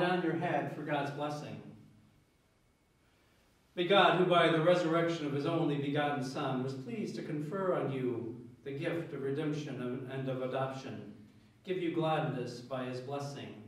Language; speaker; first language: English; native; English